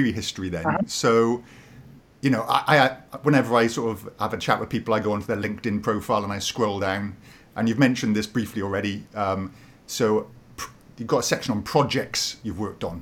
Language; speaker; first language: English; native; English